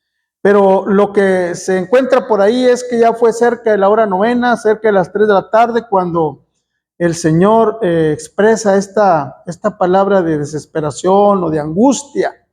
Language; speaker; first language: Spanish; native; Spanish